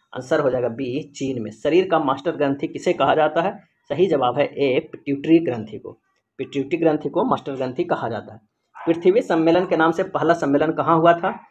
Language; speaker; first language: Hindi; native; Hindi